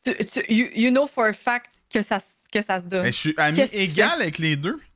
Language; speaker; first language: French; native; French